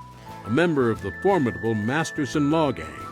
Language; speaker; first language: English; native; English